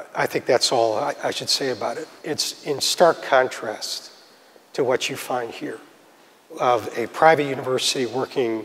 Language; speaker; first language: English; native; English